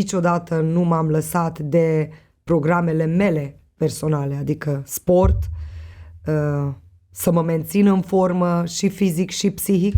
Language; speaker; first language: Romanian; non-native, local second language; Hungarian